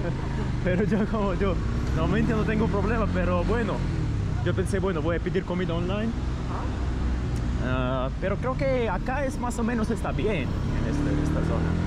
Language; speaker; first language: Spanish; non-native, fluent; Russian